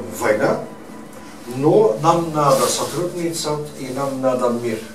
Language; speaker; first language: Russian; non-native, learner; Dutch